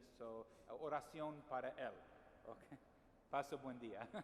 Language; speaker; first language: Spanish; non-native, learner; English